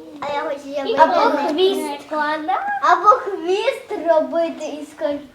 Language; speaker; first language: Ukrainian; non-native, local second language; Russian